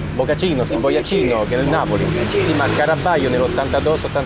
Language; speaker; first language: Italian; native; Italian